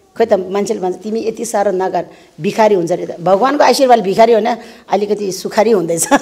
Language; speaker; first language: Nepali; non-native, local second language; Eastern Tamang